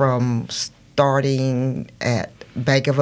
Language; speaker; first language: English; native; English